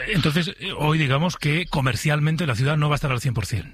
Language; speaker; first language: Spanish; native; Spanish